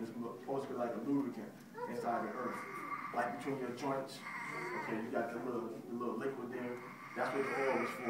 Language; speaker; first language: English; native; English